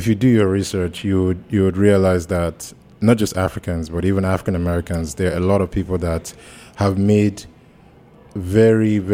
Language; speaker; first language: English; non-native, local second language; Yoruba